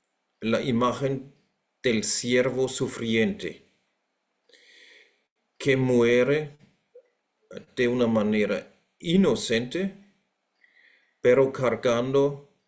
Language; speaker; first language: Spanish; non-native, fluent; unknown